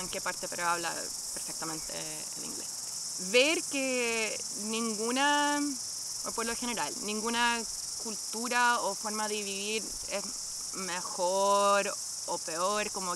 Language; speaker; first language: Spanish; non-native, fluent; English